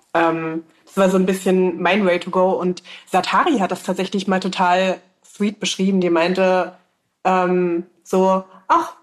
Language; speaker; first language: German; native; German